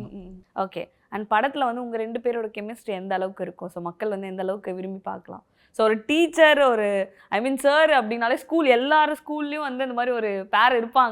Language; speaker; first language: Tamil; native; Tamil